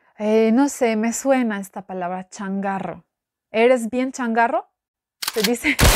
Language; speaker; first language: Spanish; non-native, fluent; Albanian